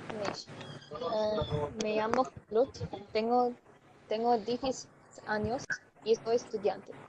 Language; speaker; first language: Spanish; non-native, learner; Arabic